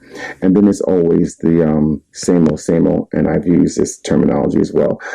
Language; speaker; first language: English; native; English